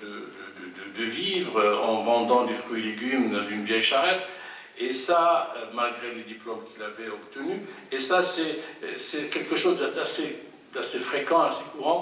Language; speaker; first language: French; non-native, local second language; Arabic